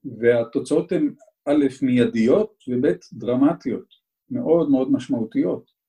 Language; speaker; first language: Hebrew; native; Hebrew